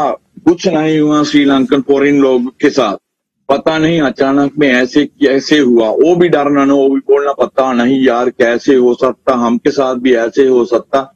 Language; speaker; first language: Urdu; non-native, learner; Sinhala